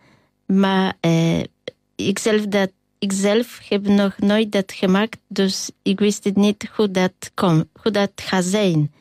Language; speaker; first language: Dutch; non-native, learner; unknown